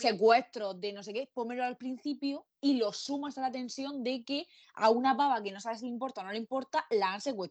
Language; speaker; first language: Spanish; native; Spanish